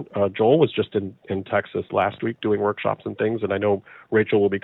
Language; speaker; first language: English; native; English